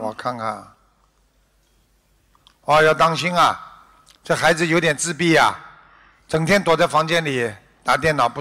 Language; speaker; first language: Chinese; native; Chinese